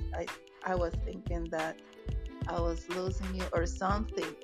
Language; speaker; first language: English; non-native, learner; Spanish